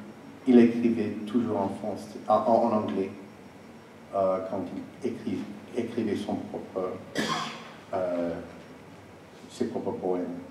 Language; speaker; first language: French; non-native, fluent; English